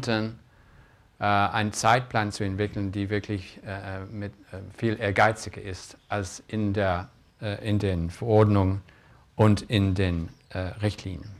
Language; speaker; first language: German; non-native, fluent; English